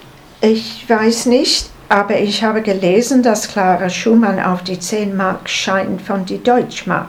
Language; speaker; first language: German; non-native, learner; English